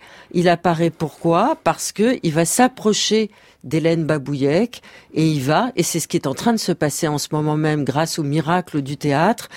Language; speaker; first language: French; native; French